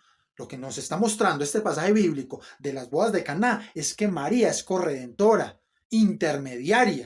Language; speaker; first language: Spanish; native; Spanish